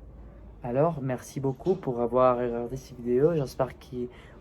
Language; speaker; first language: French; non-native, learner; Spanish